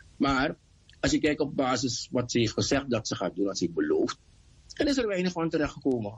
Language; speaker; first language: Dutch; native; Dutch